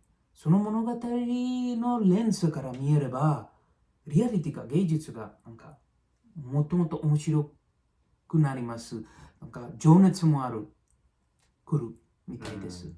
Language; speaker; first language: Japanese; non-native, learner; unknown